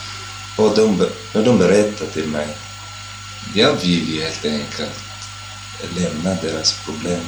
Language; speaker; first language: Swedish; non-native, fluent; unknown